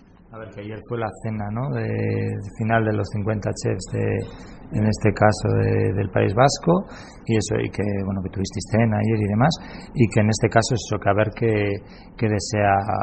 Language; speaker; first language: Spanish; native; Spanish